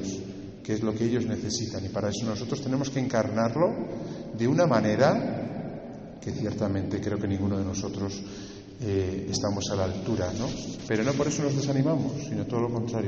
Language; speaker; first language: Spanish; native; Spanish